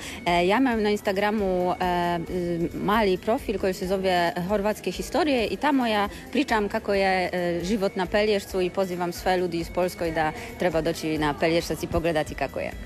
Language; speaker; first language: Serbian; non-native, learner; Polish